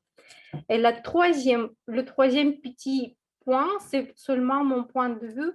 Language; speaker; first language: French; non-native, fluent; Russian